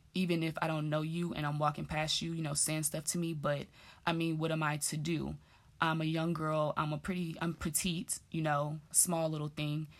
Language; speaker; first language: English; native; English